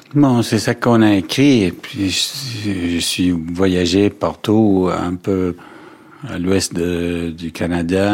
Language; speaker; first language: French; non-native, fluent; English